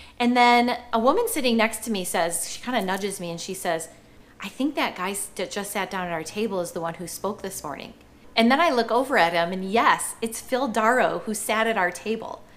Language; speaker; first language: English; native; English